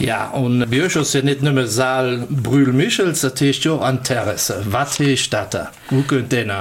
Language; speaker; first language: German; native; German